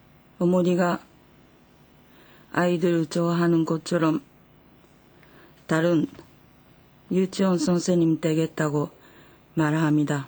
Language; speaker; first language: Korean; non-native, fluent; Japanese